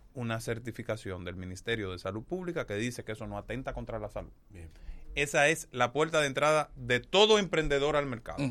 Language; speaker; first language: Spanish; native; Spanish